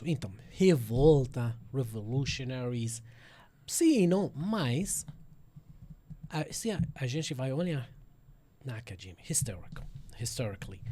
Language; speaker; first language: Portuguese; non-native, fluent; Arabic